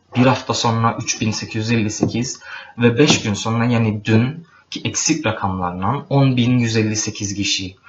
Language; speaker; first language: Turkish; native; Turkish